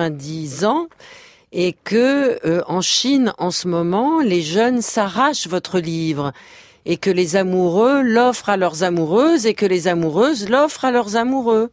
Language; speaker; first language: French; native; French